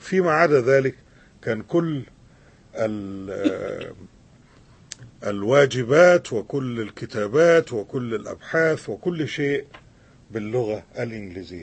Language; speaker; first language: Arabic; native; Arabic